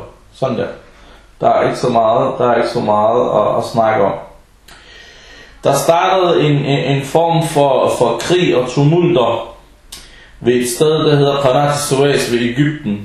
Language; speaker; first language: Danish; early bilingual, other home language; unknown